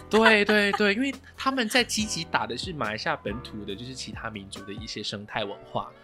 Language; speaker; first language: Chinese; native; Chinese